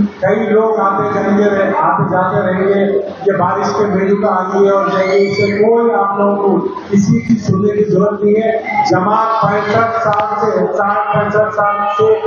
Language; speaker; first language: Urdu; native; Urdu